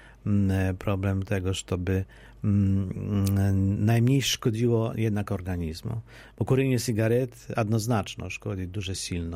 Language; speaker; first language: Polish; non-native, local second language; Ukrainian